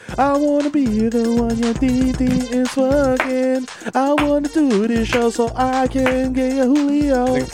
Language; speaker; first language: English; early bilingual, other home language; Spanish